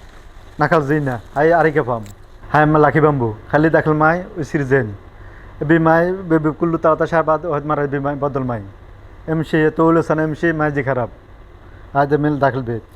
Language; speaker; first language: Arabic; non-native, learner; Bangla